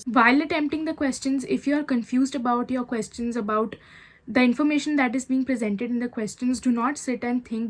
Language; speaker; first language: English; non-native, local second language; Hindi